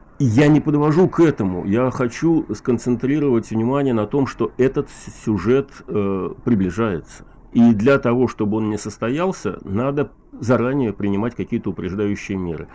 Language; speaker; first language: Russian; native; Russian